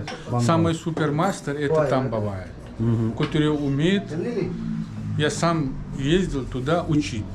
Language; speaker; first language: Russian; non-native, learner; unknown